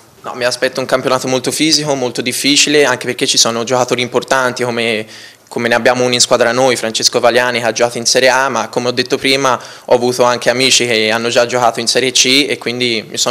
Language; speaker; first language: Italian; native; Italian